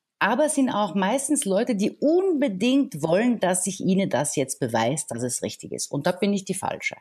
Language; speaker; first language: German; non-native, fluent; French